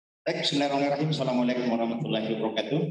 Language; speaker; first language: Indonesian; native; Indonesian